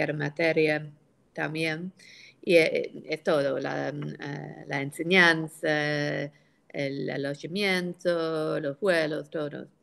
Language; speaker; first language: Spanish; non-native, fluent; English